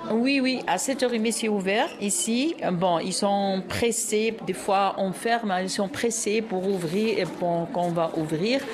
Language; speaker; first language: French; non-native, local second language; Arabic